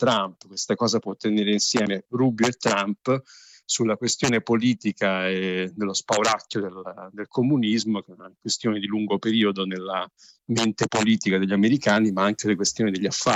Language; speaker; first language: Italian; native; Italian